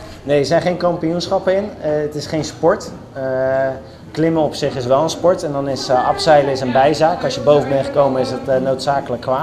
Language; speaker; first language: Dutch; native; Dutch